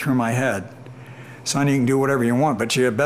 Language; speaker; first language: English; native; English